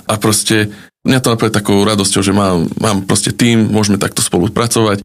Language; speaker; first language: Slovak; native; Slovak